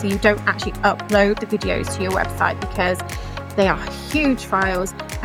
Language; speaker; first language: English; native; English